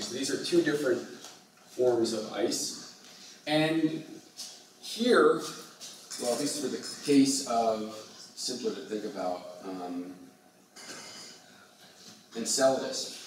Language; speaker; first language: English; native; English